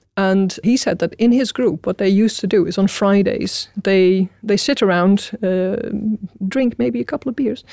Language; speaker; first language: English; non-native, fluent; Dutch